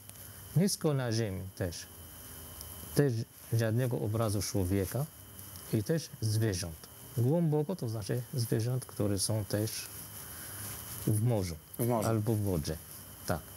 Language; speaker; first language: Polish; non-native, fluent; Arabic